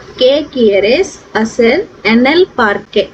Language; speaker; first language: Spanish; non-native, fluent; Telugu